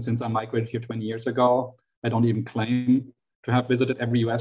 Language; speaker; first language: English; non-native, fluent; German